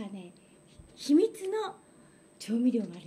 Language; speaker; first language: Japanese; native; Japanese